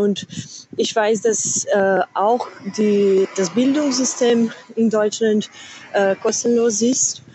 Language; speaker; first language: German; non-native, learner; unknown